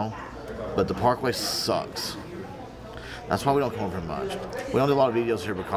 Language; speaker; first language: English; native; English